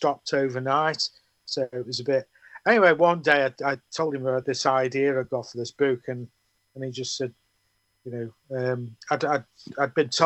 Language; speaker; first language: English; native; English